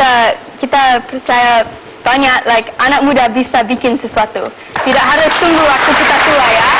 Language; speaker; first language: Indonesian; non-native, local second language; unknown